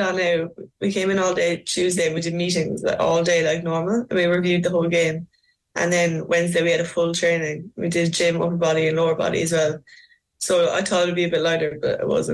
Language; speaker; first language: English; native; English